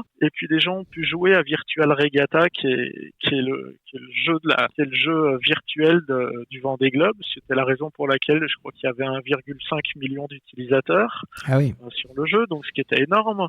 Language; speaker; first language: French; native; French